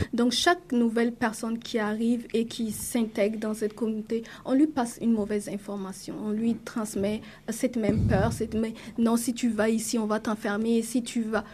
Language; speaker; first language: French; non-native, local second language; Mossi